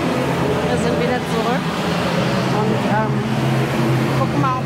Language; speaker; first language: German; native; German